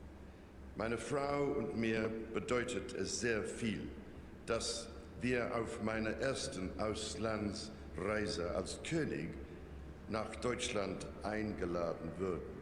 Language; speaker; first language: German; non-native, fluent; English